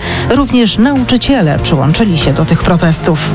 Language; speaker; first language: Polish; native; Polish